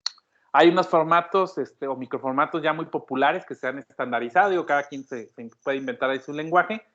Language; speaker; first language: Spanish; native; Spanish